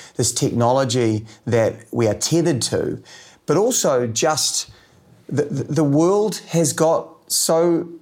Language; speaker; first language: English; native; English